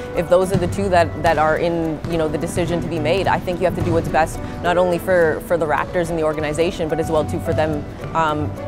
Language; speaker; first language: English; native; English